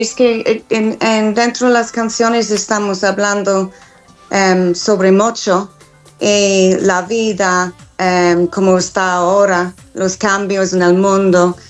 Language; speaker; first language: Spanish; non-native, fluent; English